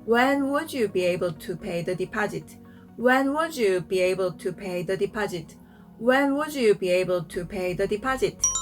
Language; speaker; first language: English; non-native, fluent; Korean